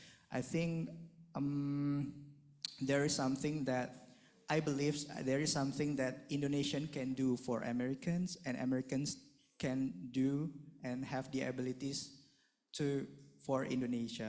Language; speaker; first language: English; non-native, fluent; Indonesian